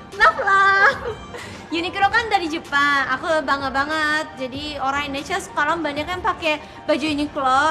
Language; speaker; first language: Indonesian; non-native, fluent; Japanese